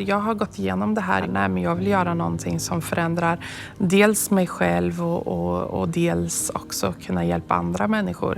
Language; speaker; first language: Swedish; native; Swedish